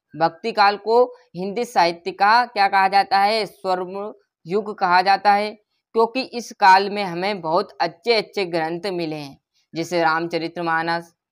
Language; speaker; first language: Hindi; native; Hindi